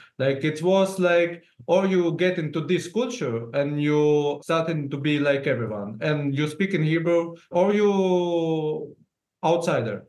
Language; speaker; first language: English; non-native, learner; Russian